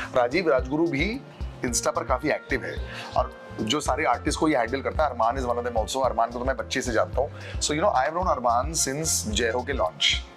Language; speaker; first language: Hindi; non-native, local second language; Bangla